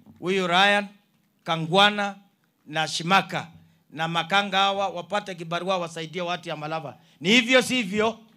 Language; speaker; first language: Swahili; non-native, local second language; Luyia